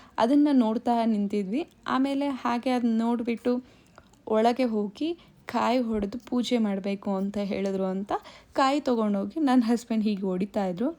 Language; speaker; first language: Kannada; non-native, local second language; Tamil